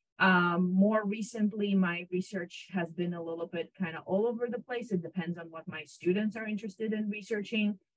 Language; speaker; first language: English; non-native, fluent; Russian